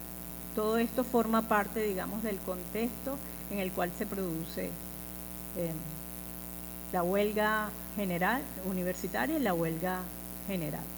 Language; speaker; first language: Spanish; native; Spanish